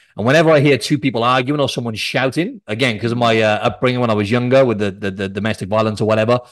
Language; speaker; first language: English; native; English